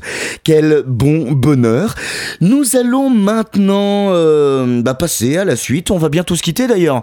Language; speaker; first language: French; native; French